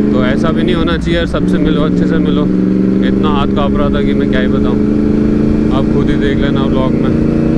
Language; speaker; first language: Hindi; native; Hindi